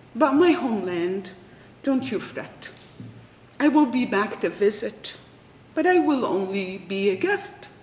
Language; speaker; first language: English; non-native, fluent; Arabic